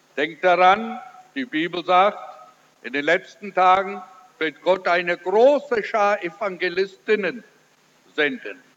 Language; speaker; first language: German; early bilingual, heritage; German